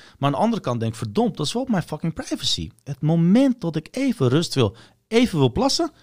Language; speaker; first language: Dutch; early bilingual, other home language; Bosnian